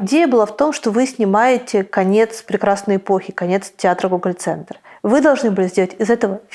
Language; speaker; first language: Russian; native; Russian